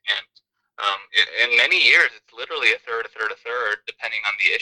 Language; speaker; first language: English; native; English